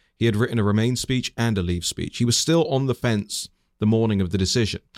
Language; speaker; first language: English; native; English